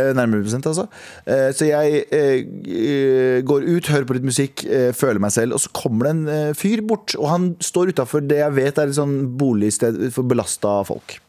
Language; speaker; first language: Norwegian; early bilingual, other home language; Kurdish